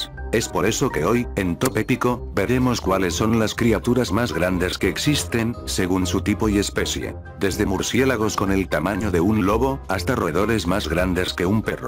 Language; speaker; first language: Spanish; native; Spanish